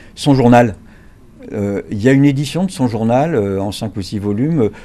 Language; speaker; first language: French; native; French